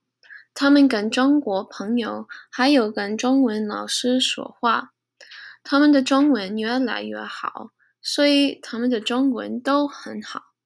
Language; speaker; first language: Chinese; non-native, learner; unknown